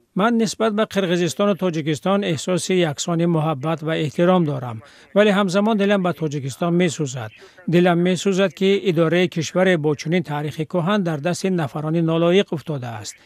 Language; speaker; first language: Tajik; non-native, local second language; Shughni